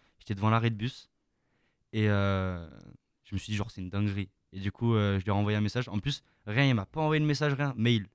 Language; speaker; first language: French; native; French